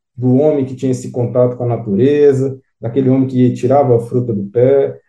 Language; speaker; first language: Portuguese; native; Portuguese